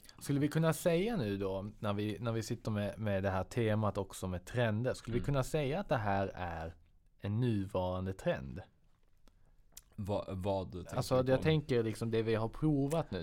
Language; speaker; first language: Swedish; native; Swedish